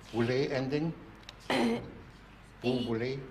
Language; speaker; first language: French; non-native, fluent; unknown